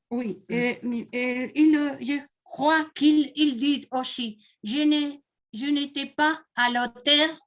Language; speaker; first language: French; non-native, learner; Spanish